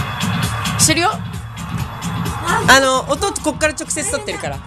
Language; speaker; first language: Japanese; native; Japanese